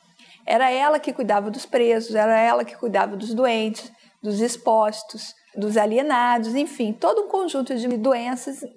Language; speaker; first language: Portuguese; native; Portuguese